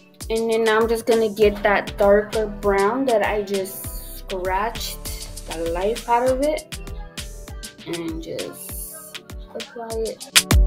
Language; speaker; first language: English; early bilingual, other home language; Spanish